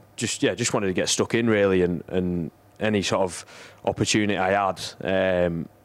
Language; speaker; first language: English; native; English